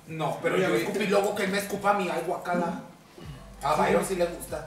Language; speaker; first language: Spanish; native; Spanish